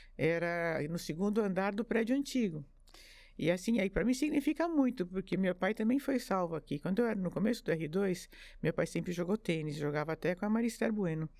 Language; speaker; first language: Portuguese; early bilingual, other home language; French